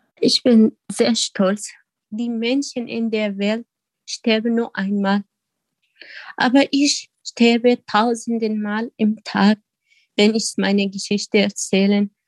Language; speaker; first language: German; non-native, learner; Kurdish